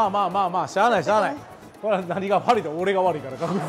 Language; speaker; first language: Japanese; native; Japanese